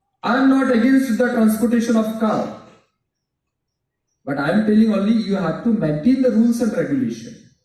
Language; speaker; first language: English; non-native, local second language; Bangla